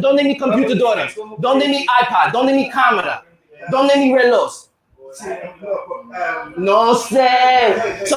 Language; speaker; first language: Spanish; non-native, learner; English